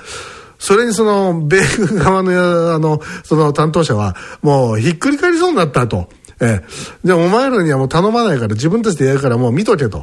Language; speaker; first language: Japanese; native; Japanese